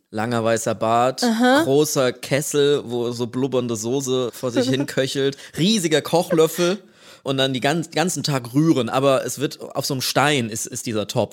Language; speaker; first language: German; native; German